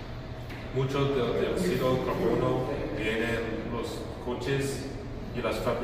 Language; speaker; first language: Spanish; non-native, learner; English